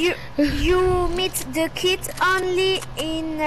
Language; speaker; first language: English; non-native, learner; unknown